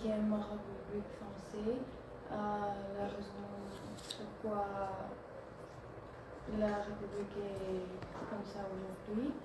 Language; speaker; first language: French; non-native, learner; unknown